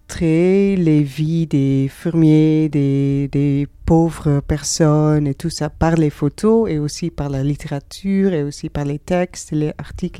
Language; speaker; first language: French; non-native, learner; Dutch